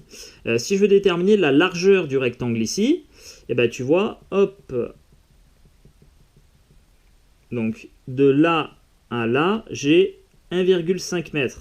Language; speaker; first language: French; native; French